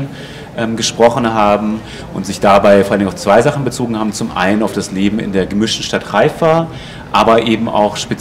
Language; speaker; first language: German; native; German